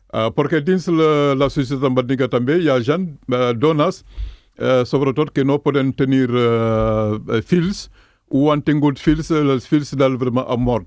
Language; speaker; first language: Catalan; non-native, fluent; Mandingo